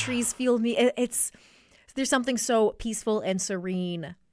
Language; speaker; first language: English; native; English